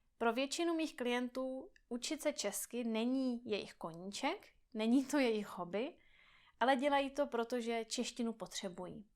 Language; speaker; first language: Czech; native; Czech